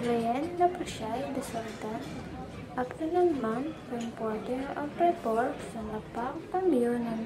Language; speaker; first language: French; non-native, learner; Filipino